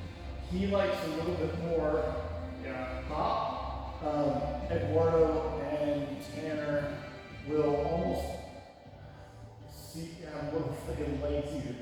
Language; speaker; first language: English; native; English